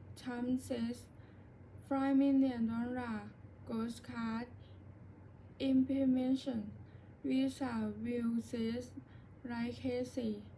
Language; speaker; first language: English; non-native, learner; Thai